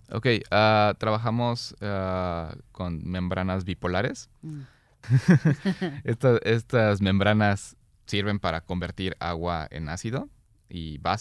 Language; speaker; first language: Spanish; native; Spanish